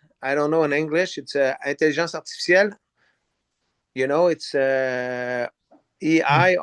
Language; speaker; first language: English; non-native, learner; French